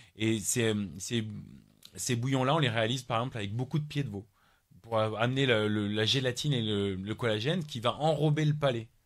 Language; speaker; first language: French; native; French